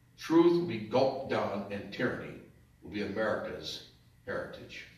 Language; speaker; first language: English; native; English